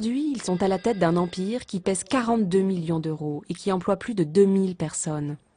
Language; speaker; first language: French; native; French